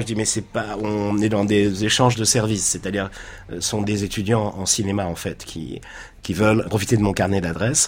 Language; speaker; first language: French; native; French